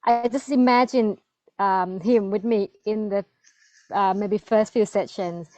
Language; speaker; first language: English; non-native, learner; Thai